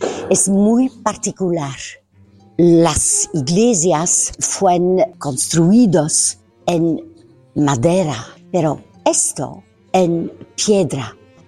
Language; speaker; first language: Spanish; non-native, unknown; Dutch